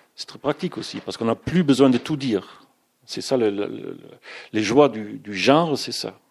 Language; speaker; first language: French; non-native, fluent; German